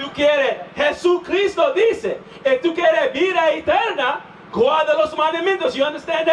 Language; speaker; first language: Spanish; non-native, learner; English